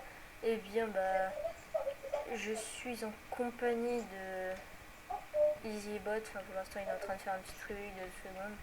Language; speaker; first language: French; native; French